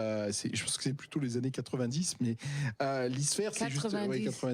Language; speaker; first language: French; native; French